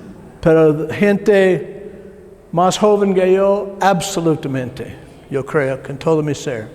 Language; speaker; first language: Spanish; non-native, learner; English